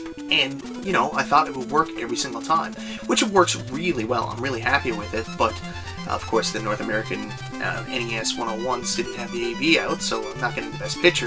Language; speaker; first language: English; native; English